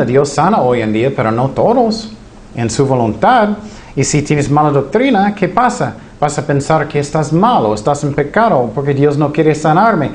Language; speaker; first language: Spanish; non-native, fluent; English